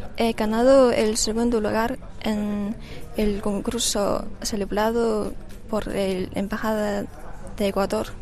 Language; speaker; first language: Spanish; non-native, learner; Chinese